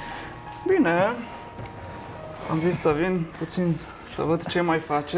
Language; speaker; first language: Romanian; non-native, local second language; Croatian